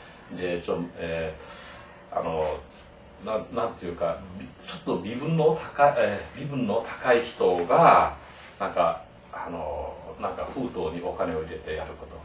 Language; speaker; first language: Japanese; non-native, fluent; Korean